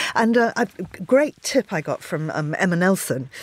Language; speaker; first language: English; native; English